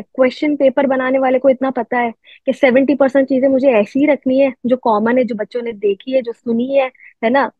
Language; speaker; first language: Hindi; non-native, local second language; Gujarati